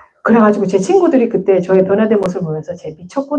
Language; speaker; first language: Korean; native; Korean